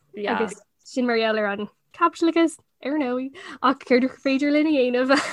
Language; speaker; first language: Irish; non-native, local second language; English